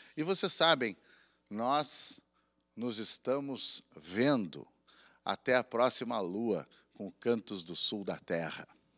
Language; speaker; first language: Portuguese; native; Portuguese